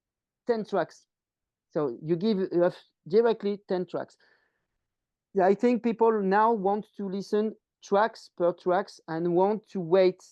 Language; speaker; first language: English; non-native, learner; French